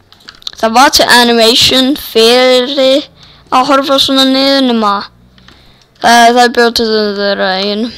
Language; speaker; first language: Icelandic; non-native, learner; Danish